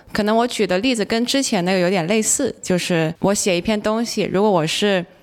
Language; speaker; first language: Chinese; non-native, local second language; Cantonese